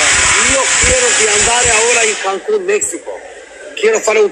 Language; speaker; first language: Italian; non-native, learner; Albanian